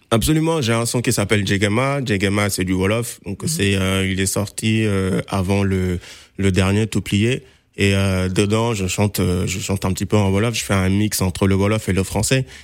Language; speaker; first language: French; non-native, local second language; Wolof